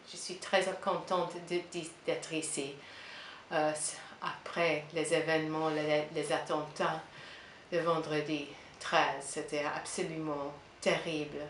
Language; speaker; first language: French; non-native, learner; English